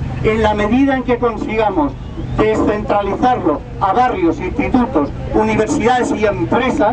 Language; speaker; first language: Spanish; native; Spanish